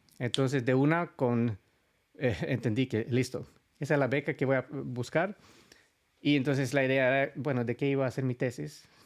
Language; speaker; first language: Spanish; non-native, fluent; Swedish